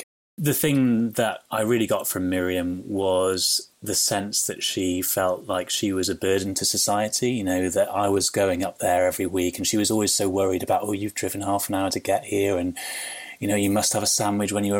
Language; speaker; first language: English; native; English